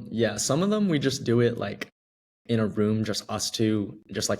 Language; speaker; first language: English; native; English